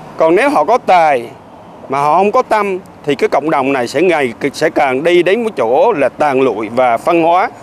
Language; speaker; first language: Vietnamese; native; Vietnamese